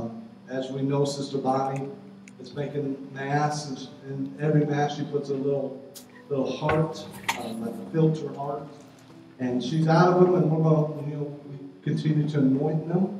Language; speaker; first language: English; native; English